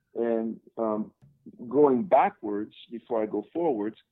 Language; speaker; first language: English; native; English